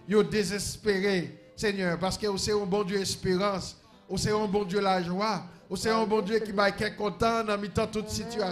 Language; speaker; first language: French; non-native, local second language; Haitian Creole